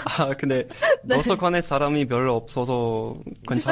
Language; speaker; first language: Korean; non-native, learner; English